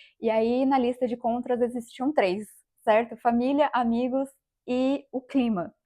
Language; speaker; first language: Portuguese; native; Portuguese